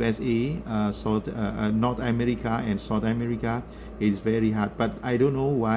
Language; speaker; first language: English; non-native, learner; Indonesian